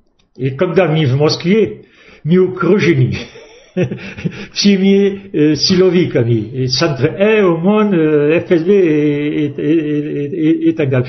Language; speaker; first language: Russian; non-native, fluent; French